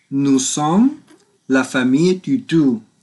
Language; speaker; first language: French; non-native, learner; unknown